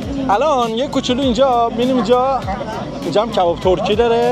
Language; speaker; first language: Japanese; non-native, fluent; Persian